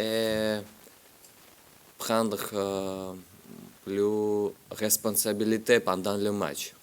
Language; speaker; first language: French; non-native, learner; Russian